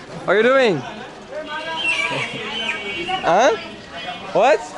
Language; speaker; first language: English; non-native, learner; French